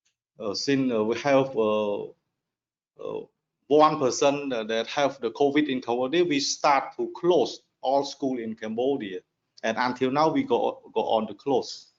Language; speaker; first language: English; non-native, learner; Khmer